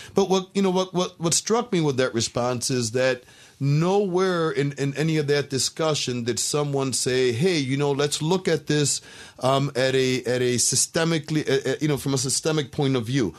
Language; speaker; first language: English; early bilingual, other home language; Spanish